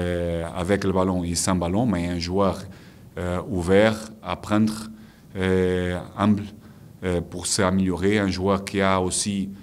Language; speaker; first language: French; non-native, fluent; Portuguese